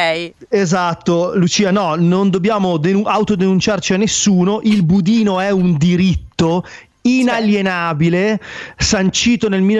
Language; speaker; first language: Italian; native; Italian